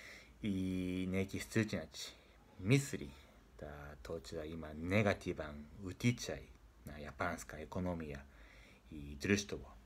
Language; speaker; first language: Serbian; non-native, learner; Japanese